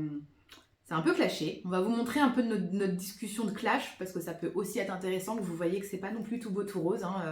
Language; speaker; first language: French; native; French